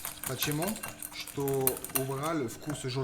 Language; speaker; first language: Russian; non-native, fluent; French